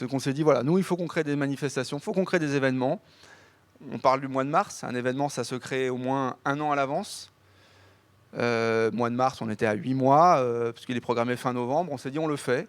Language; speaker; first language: French; native; French